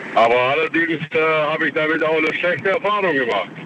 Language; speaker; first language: German; non-native, fluent; Chinese